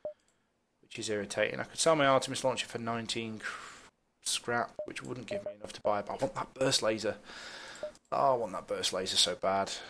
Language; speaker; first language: English; native; English